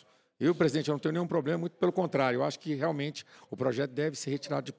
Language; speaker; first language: Portuguese; native; Portuguese